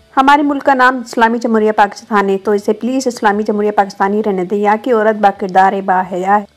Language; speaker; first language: Urdu; native; Urdu